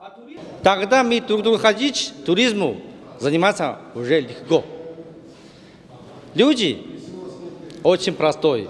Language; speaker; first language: Russian; non-native, learner; Chinese